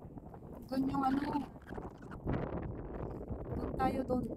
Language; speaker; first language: Filipino; native; Filipino